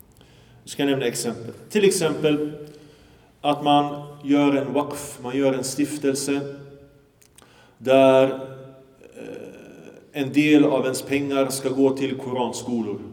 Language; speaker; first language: Swedish; early bilingual, other home language; Arabic